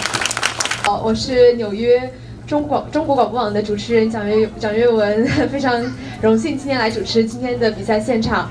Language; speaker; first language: Chinese; native; Chinese